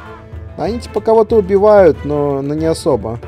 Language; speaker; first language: Russian; native; Russian